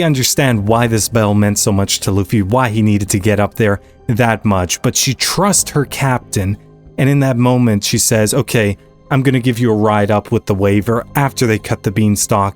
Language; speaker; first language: English; native; English